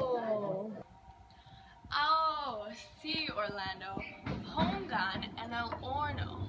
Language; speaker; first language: Spanish; non-native, learner; English